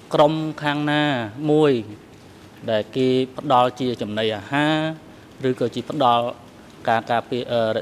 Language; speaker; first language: Khmer; native; Khmer